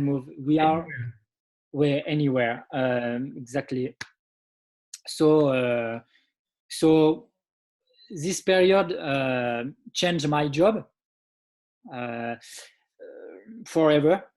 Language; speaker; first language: English; non-native, learner; French